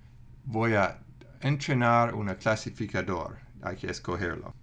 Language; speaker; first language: Spanish; non-native, fluent; English